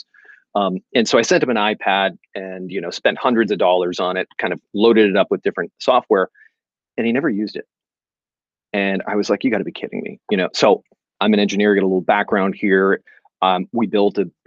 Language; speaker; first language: English; native; English